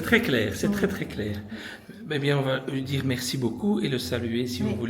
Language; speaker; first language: French; native; French